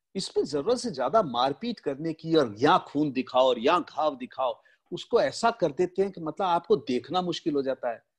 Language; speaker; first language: Hindi; native; Hindi